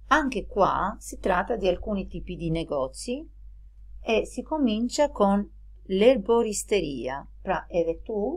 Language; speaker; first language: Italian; non-native, fluent; Albanian